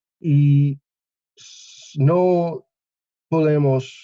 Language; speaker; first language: Spanish; non-native, learner; English